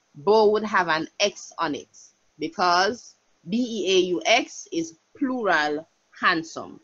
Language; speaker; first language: English; native; English